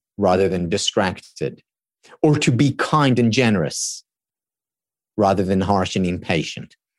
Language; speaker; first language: English; non-native, fluent; Hebrew